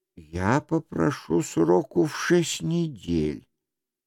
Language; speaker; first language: Russian; native; Russian